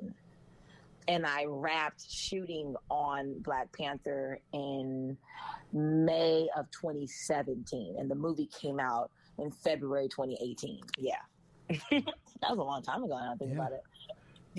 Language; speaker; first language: English; native; English